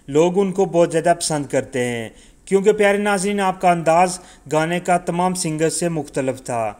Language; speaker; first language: Urdu; non-native, local second language; Punjabi